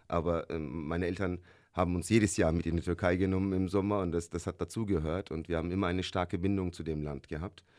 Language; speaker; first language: German; early bilingual, other home language; Turkish